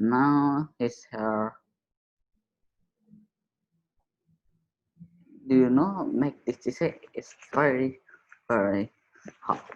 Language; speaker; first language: English; non-native, learner; Indonesian